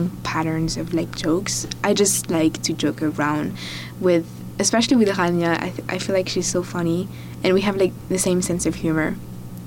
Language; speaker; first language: English; non-native, fluent; French